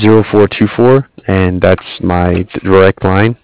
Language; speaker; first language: English; native; English